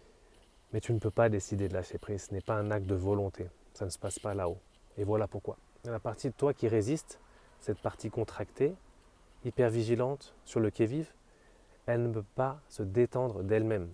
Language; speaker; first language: French; native; French